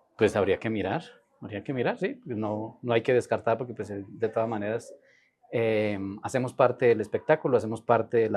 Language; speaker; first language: Spanish; native; Spanish